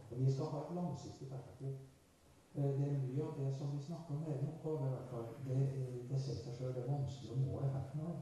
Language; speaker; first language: Norwegian; native; Norwegian